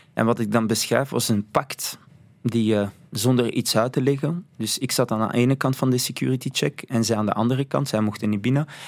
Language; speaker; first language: Dutch; early bilingual, other home language; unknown